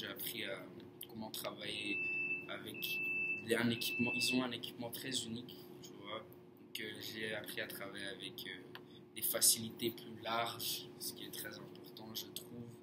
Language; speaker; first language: French; non-native, fluent; English